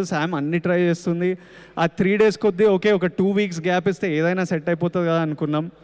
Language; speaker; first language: Telugu; native; Telugu